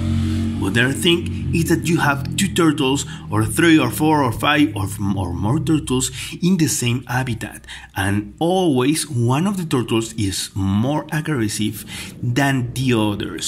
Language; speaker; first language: English; non-native, fluent; Spanish